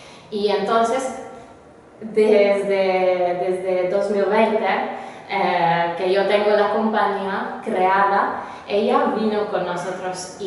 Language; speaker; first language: Spanish; non-native, fluent; Hungarian